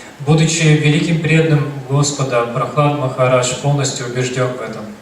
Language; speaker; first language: Russian; native; Russian